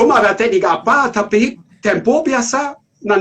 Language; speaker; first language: Indonesian; non-native, learner; German